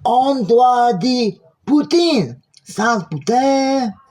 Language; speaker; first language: French; non-native, learner; English